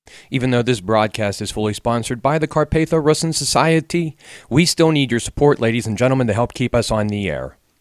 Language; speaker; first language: English; native; English